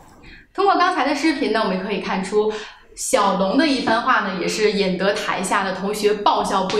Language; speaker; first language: Chinese; native; Chinese